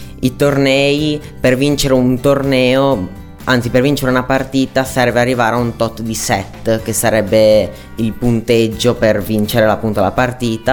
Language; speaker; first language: Italian; native; Italian